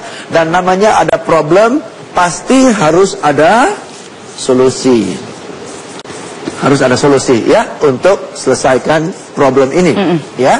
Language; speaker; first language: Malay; non-native, local second language; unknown